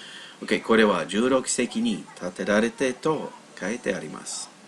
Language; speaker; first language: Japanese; non-native, learner; English